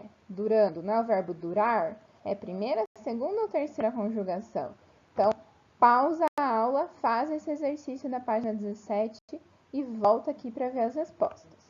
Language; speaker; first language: Portuguese; native; Portuguese